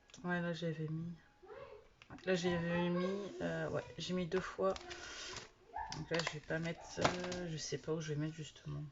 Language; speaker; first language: French; native; French